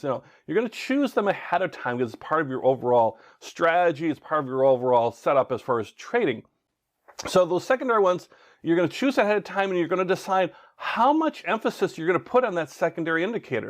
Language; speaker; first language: English; native; English